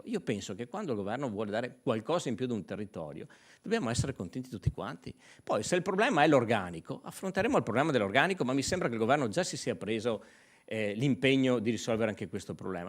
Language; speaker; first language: Italian; native; Italian